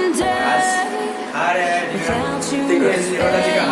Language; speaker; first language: Hindi; non-native, local second language; Nepali